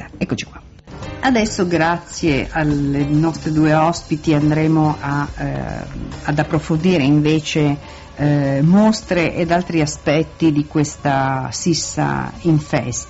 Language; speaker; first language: Italian; native; Italian